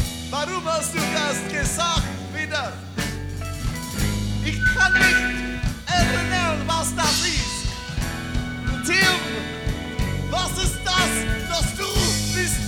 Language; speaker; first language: German; non-native, learner; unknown